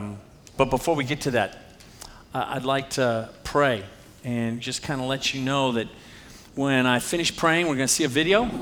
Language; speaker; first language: English; native; English